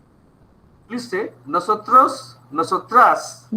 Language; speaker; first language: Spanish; non-native, fluent; Bangla